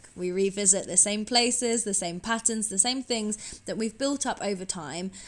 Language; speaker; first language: English; native; English